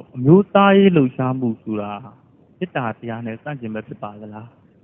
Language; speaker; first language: Burmese; native; Burmese